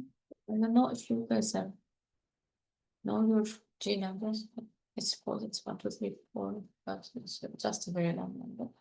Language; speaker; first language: English; non-native, fluent; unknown